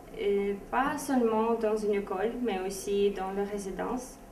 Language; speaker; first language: French; non-native, learner; Portuguese